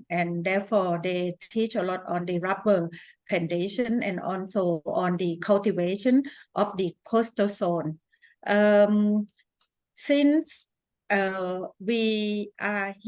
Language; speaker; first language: English; non-native, fluent; Thai